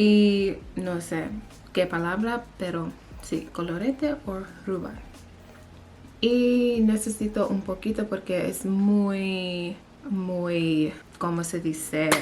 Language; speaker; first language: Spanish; early bilingual, heritage; English